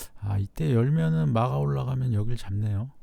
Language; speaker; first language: Korean; native; Korean